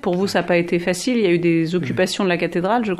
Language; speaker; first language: French; native; French